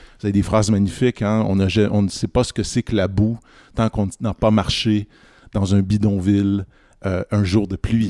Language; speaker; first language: French; native; French